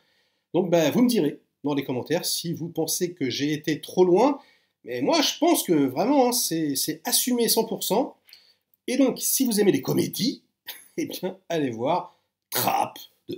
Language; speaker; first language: French; native; French